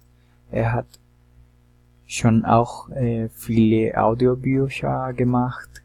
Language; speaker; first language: German; non-native, learner; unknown